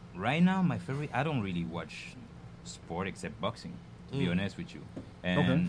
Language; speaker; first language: English; non-native, fluent; French